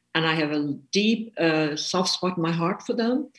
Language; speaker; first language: English; native; English